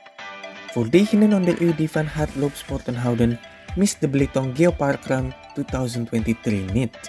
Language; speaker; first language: Dutch; non-native, fluent; Indonesian